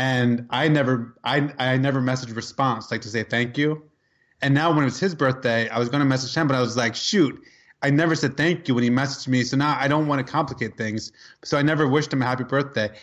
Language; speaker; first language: English; native; English